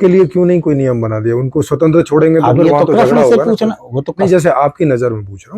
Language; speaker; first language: Hindi; native; Hindi